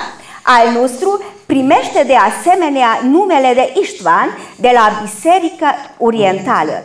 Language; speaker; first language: Romanian; non-native, local second language; Hungarian